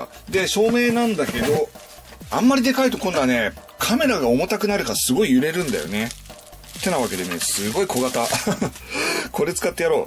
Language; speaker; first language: Japanese; native; Japanese